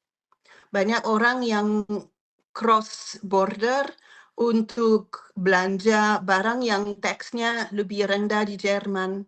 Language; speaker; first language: Indonesian; non-native, fluent; French